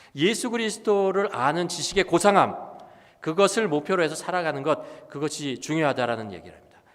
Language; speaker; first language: Korean; native; Korean